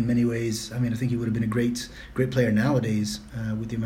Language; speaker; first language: English; non-native, fluent; Dutch